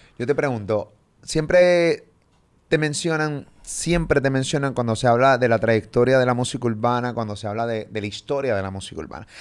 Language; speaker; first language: Spanish; native; Spanish